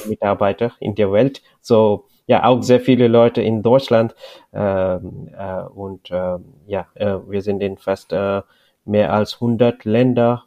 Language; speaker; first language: German; non-native, learner; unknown